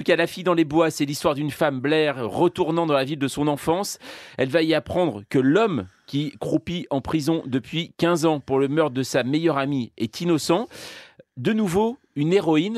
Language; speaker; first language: French; native; French